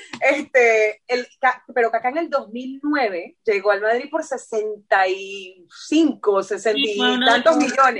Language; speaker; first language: Spanish; native; Spanish